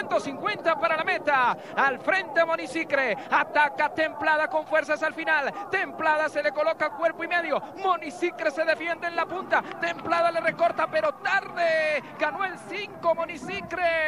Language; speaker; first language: Spanish; native; Spanish